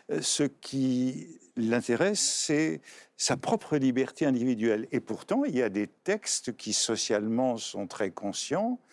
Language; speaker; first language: French; native; French